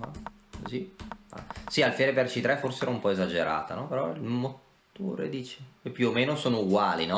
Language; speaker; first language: Italian; native; Italian